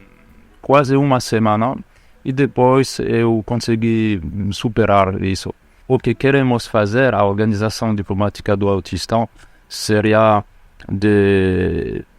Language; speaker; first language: Portuguese; non-native, fluent; French